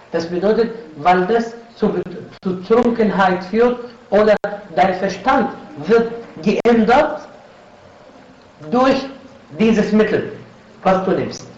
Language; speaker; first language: German; non-native, fluent; Arabic